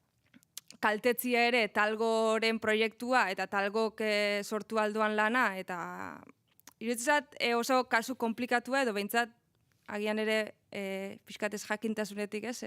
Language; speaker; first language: Basque; native; Basque